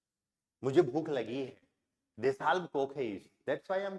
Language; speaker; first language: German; non-native, fluent; Hindi